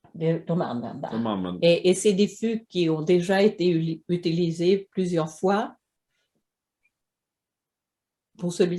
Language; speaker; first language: French; non-native, fluent; Swedish